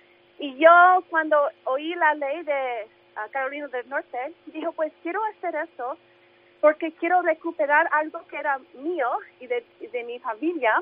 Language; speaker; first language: Spanish; early bilingual, heritage; English